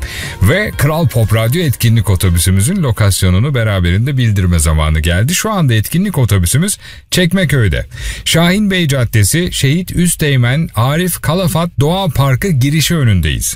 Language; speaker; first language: Turkish; native; Turkish